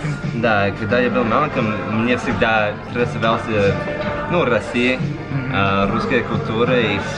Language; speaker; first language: Russian; non-native, learner; English